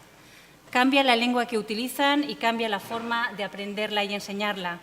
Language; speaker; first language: Spanish; native; Spanish